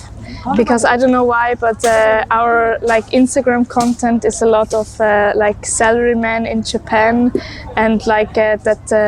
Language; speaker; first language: English; non-native, fluent; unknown